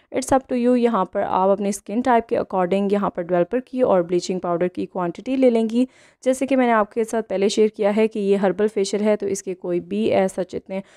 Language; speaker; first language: Hindi; native; Hindi